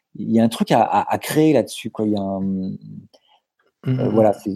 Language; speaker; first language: French; native; French